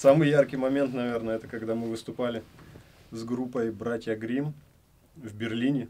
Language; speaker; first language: Russian; native; Russian